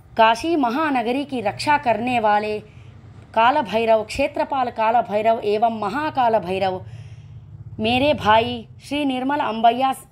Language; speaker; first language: Hindi; non-native, local second language; Telugu